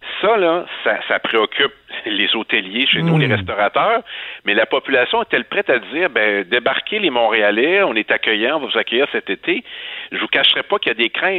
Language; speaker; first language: French; native; French